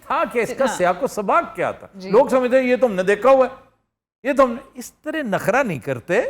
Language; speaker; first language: Urdu; non-native, local second language; Punjabi